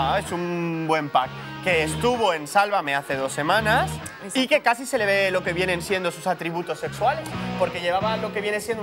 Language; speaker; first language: Spanish; native; Spanish